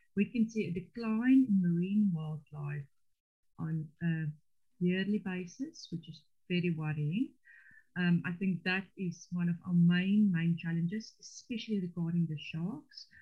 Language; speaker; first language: English; non-native, local second language; Afrikaans